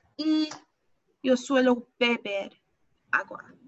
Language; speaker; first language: Spanish; non-native, fluent; English